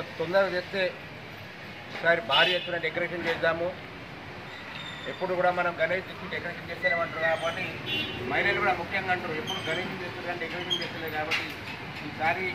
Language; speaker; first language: Telugu; native; Telugu